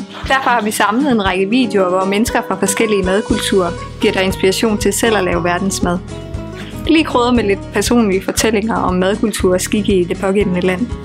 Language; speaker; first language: Danish; native; Danish